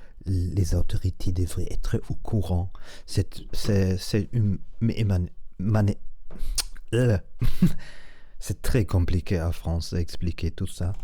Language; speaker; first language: French; non-native, learner; Spanish